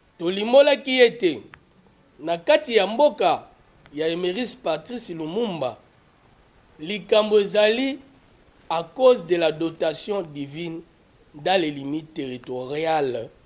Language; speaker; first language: Lingala; native; Lingala